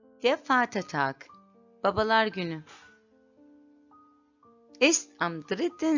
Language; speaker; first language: German; non-native, fluent; Turkish